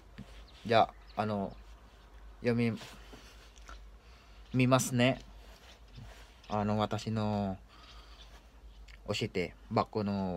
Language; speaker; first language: Japanese; non-native, learner; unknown